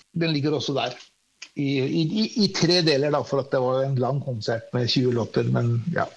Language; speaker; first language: Norwegian; early bilingual, other home language; Persian